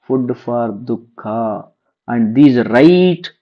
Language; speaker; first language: English; non-native, local second language; Kannada